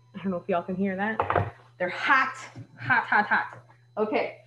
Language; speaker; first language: English; native; English